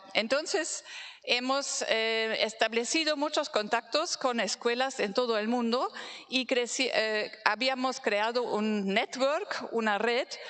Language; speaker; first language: Spanish; non-native, fluent; German